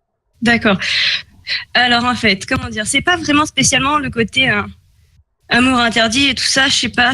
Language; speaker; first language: French; native; French